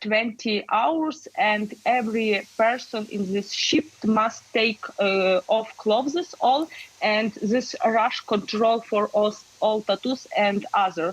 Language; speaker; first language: English; non-native, learner; Ukrainian